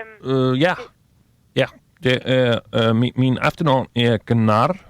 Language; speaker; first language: Danish; non-native, learner; Icelandic